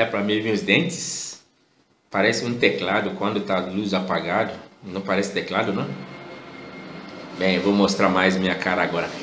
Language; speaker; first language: Portuguese; non-native, fluent; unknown